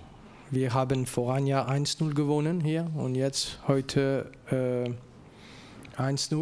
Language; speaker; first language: German; non-native, local second language; French